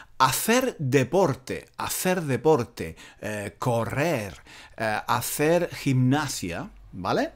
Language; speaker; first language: Spanish; native; Spanish